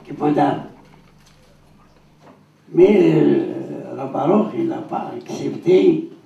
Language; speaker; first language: French; non-native, learner; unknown